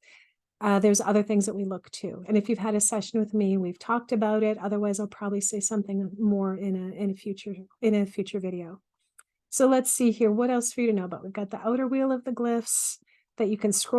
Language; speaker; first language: English; native; English